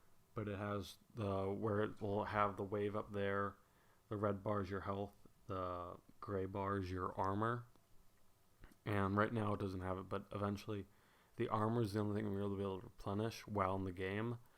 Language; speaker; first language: English; native; English